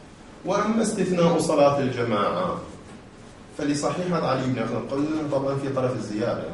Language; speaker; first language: Arabic; native; Arabic